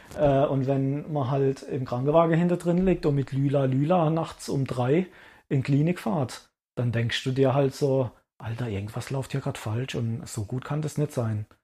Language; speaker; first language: German; early bilingual, other home language; Italian